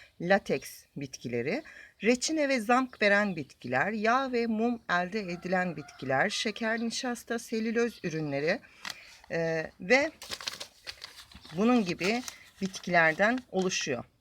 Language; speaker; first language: Turkish; native; Turkish